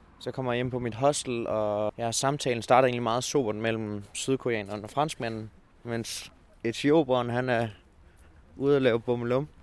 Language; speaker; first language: Danish; native; Danish